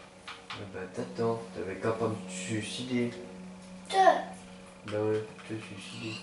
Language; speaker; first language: French; native; French